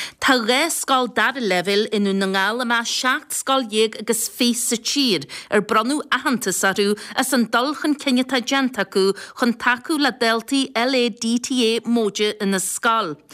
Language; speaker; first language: Irish; native; Irish